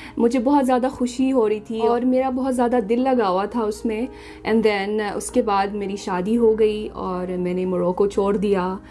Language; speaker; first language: Urdu; non-native, fluent; Arabic